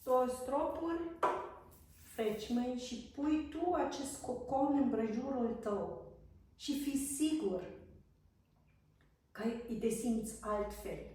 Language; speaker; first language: Romanian; non-native, fluent; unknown